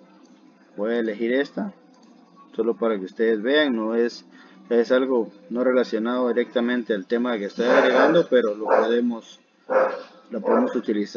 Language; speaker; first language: Spanish; native; Spanish